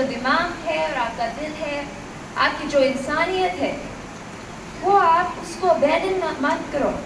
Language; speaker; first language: Hindi; early bilingual, other home language; Urdu